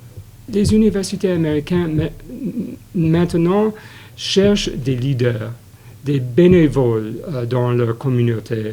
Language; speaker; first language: French; non-native, fluent; English